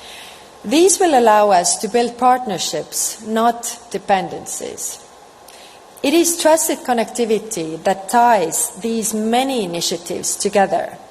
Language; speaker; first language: English; non-native, fluent; Estonian